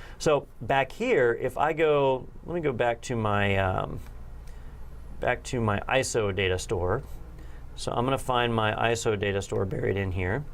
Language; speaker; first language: English; native; English